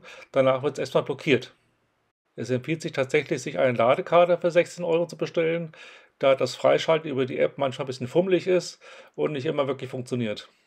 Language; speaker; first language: German; native; German